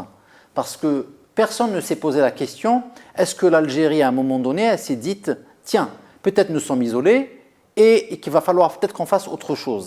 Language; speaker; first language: French; non-native, local second language; Arabic